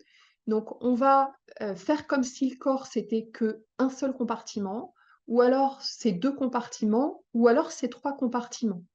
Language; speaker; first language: French; native; French